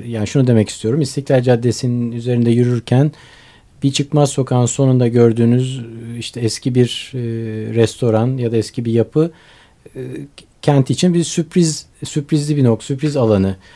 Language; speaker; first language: Turkish; native; Turkish